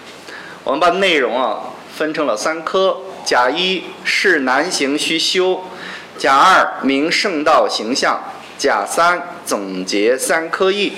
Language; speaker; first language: Chinese; native; Chinese